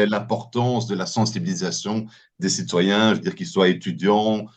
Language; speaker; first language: French; native; French